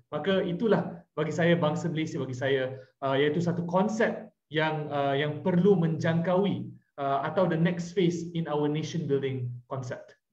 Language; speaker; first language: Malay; non-native, local second language; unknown